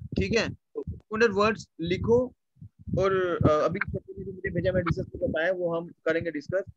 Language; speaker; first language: Hindi; native; Hindi